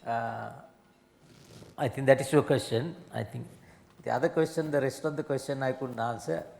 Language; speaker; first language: English; non-native, local second language; Sinhala